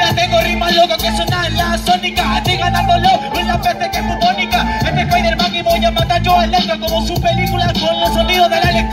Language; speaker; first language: Spanish; native; Spanish